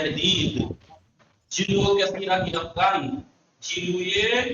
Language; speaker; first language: Persian; non-native, fluent; Urdu